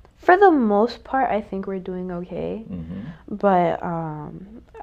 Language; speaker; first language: English; native; English